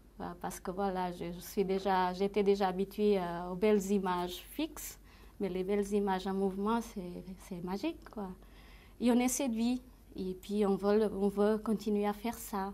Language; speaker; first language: French; non-native, fluent; Portuguese